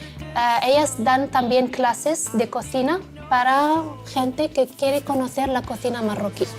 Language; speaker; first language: Spanish; non-native, fluent; Arabic